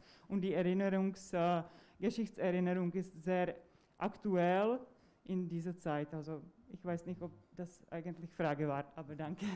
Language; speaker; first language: German; non-native, fluent; Czech